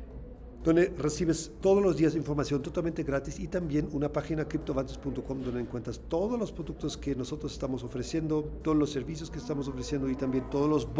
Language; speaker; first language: Spanish; non-native, fluent; German